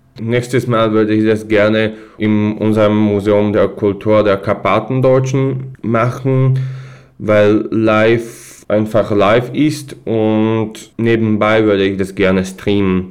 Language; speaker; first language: German; non-native, fluent; Slovak